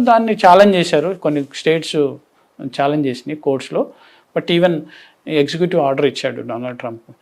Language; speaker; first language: Telugu; native; Telugu